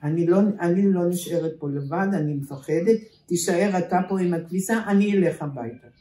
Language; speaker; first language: Hebrew; early bilingual, other home language; German